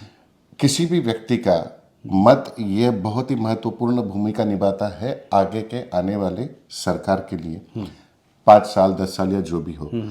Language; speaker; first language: Hindi; native; Hindi